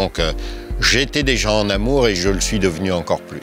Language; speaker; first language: French; native; French